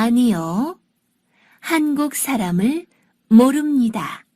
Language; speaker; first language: Korean; non-native, learner; Sinhala